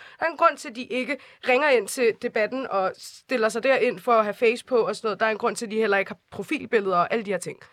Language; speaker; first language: Danish; early bilingual, other home language; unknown